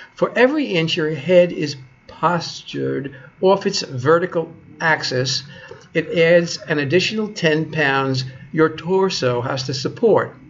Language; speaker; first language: English; native; English